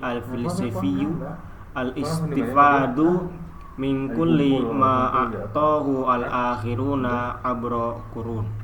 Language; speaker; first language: Arabic; non-native, learner; Indonesian